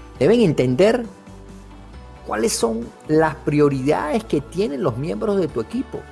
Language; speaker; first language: Spanish; native; Spanish